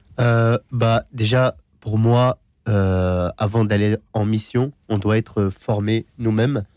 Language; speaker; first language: French; early bilingual, other home language; Syriac